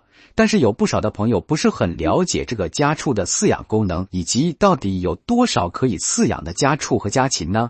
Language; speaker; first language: Chinese; native; Chinese